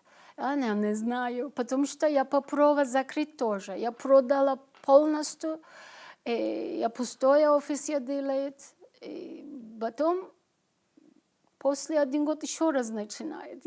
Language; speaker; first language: Russian; non-native, learner; Turkish